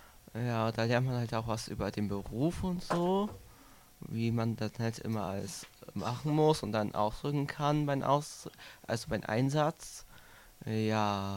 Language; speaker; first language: German; native; German